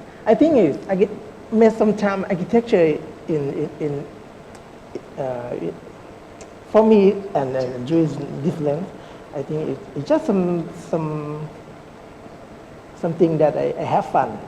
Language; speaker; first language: English; non-native, learner; Thai